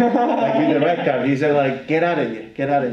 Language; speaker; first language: English; non-native, fluent; Italian